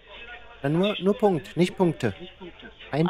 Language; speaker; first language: German; native; German